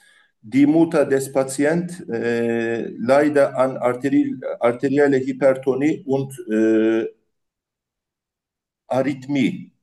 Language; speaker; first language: German; non-native, learner; Turkish